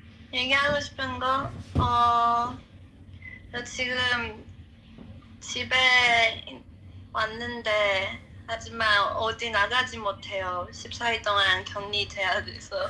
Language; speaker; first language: Korean; non-native, fluent; Japanese